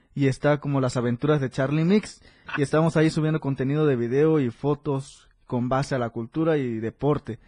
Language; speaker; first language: Spanish; native; Spanish